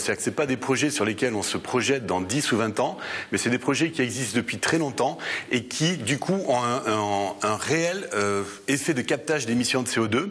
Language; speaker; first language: French; native; French